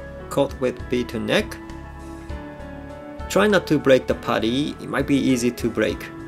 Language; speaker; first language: English; non-native, fluent; Japanese